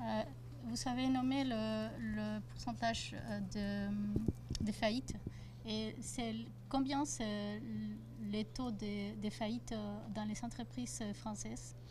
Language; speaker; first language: French; non-native, fluent; Spanish